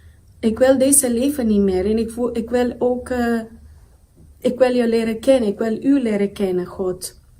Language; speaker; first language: Dutch; non-native, local second language; Papiamento